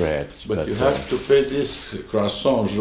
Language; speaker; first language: English; non-native, learner; Hungarian